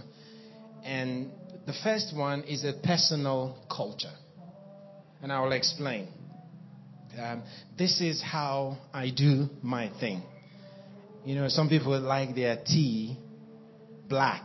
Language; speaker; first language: English; non-native, local second language; Igbo